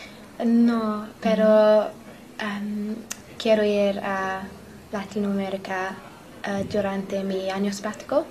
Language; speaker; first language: Spanish; non-native, learner; English